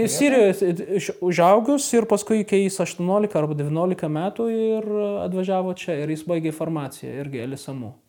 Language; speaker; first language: Lithuanian; non-native, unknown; Arabic